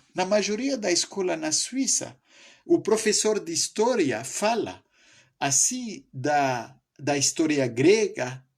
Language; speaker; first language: Portuguese; non-native, fluent; French